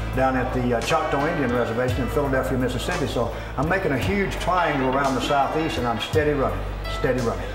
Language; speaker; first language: English; native; English